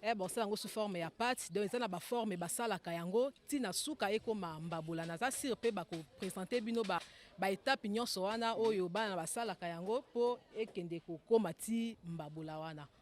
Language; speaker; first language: Lingala; native; Lingala